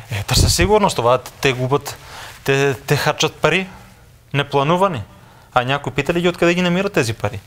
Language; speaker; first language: Bulgarian; non-native, fluent; Greek